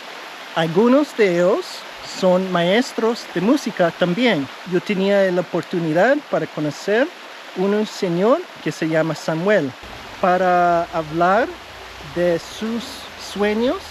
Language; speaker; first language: Spanish; early bilingual, heritage; English